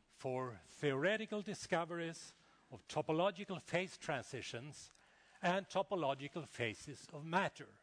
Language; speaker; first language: English; non-native, fluent; Swedish